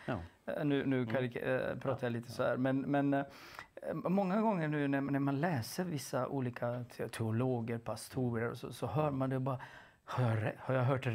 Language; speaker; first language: Swedish; non-native, fluent; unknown